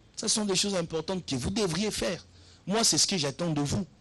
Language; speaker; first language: French; non-native, local second language; Lingala